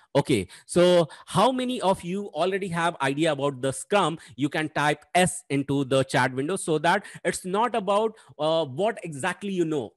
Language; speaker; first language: English; non-native, local second language; Hindi